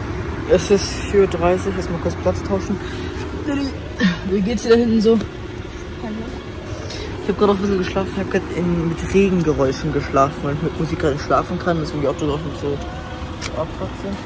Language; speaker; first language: German; native; German